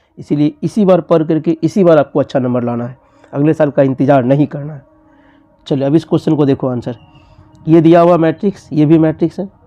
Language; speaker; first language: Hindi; native; Hindi